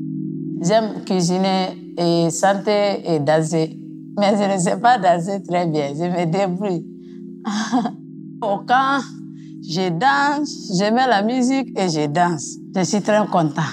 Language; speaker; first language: French; non-native, local second language; Mandingo